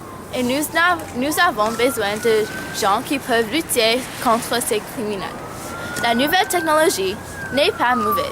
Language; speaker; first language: French; non-native, learner; English